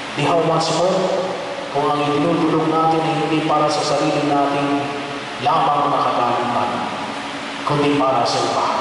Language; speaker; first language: Filipino; native; Filipino